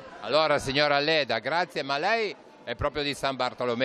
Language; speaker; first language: Italian; native; Italian